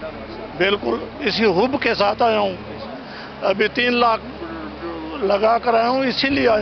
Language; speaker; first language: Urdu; non-native, local second language; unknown